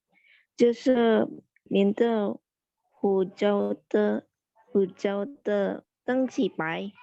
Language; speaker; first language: Chinese; non-native, learner; Indonesian